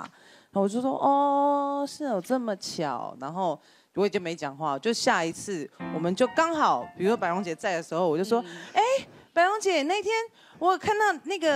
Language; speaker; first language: Chinese; native; Chinese